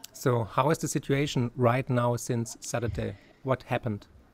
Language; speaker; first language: English; non-native, fluent; German